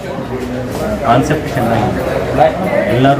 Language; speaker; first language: Kannada; non-native, fluent; Telugu